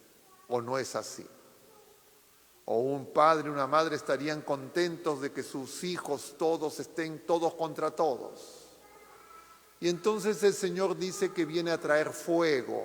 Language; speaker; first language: Spanish; native; Spanish